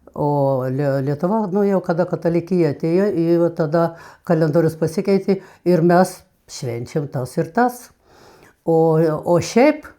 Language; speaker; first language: Lithuanian; non-native, fluent; Russian